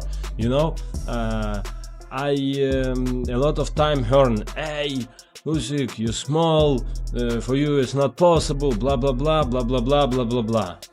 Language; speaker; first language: English; non-native, learner; Ukrainian